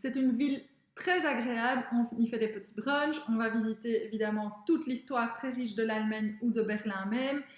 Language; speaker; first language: French; native; French